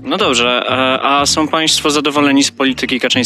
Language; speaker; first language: Polish; native; Polish